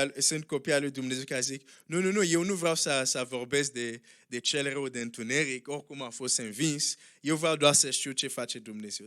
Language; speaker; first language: Romanian; non-native, fluent; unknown